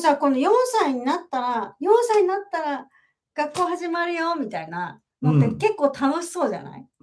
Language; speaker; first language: Japanese; native; Japanese